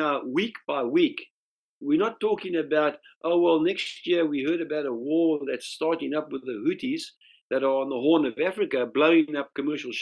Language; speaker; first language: English; native; English